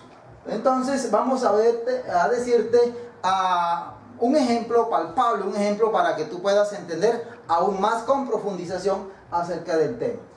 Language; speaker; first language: Spanish; native; Spanish